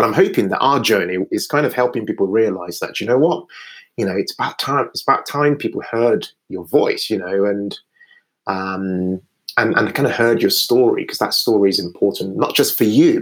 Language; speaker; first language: English; non-native, local second language; Yoruba